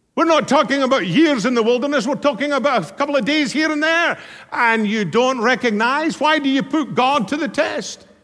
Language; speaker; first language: English; native; English